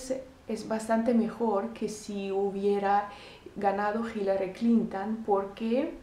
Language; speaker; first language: Spanish; non-native, fluent; Russian